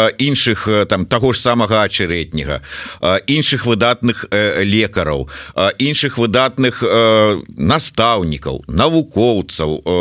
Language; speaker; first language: Belarusian; non-native, local second language; Russian